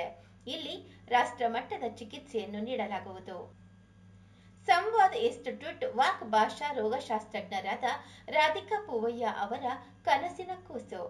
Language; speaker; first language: Kannada; native; Kannada